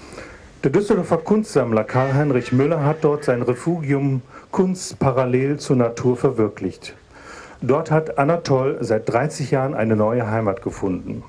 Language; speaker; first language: German; native; German